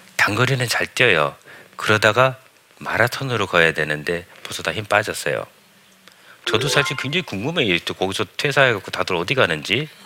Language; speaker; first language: Korean; early bilingual, heritage; Korean